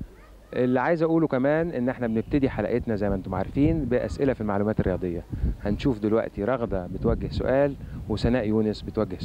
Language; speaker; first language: Arabic; native; Arabic